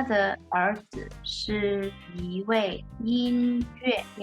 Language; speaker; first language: Chinese; non-native, learner; English